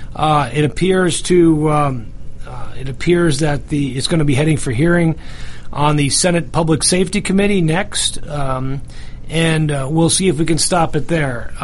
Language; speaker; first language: English; native; English